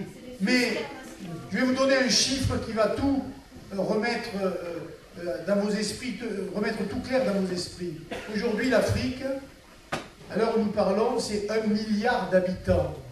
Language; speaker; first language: French; native; French